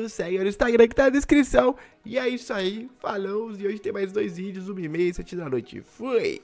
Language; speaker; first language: Portuguese; native; Portuguese